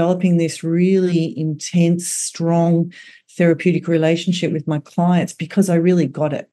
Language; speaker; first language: English; native; English